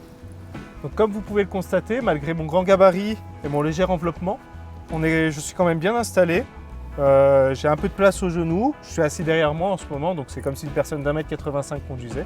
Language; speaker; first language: French; native; French